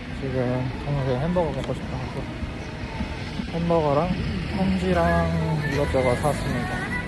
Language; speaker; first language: Korean; native; Korean